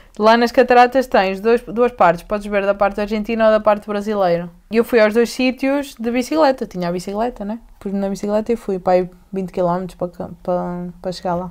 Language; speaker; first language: Portuguese; native; Portuguese